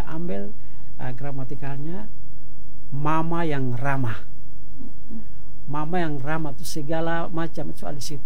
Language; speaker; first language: Indonesian; non-native, local second language; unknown